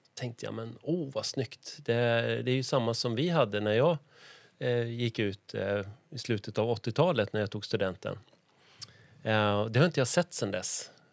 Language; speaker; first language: Swedish; native; Swedish